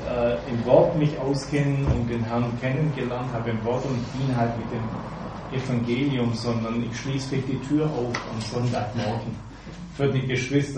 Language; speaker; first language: German; native; German